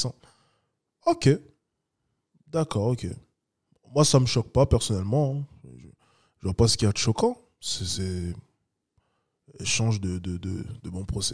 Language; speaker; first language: French; native; French